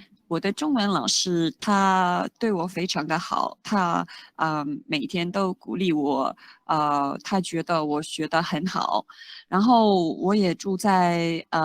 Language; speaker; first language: Chinese; non-native, fluent; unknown